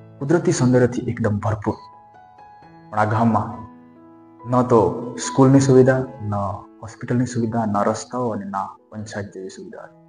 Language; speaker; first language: Gujarati; non-native, local second language; Bhili